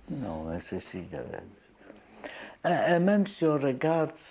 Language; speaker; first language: French; non-native, fluent; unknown